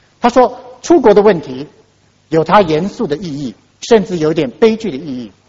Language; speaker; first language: Chinese; native; Chinese